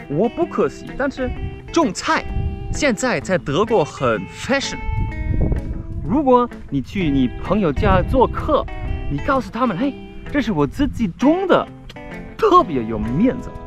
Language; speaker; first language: Chinese; non-native, fluent; German